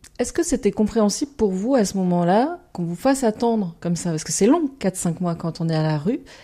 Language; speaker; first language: French; native; French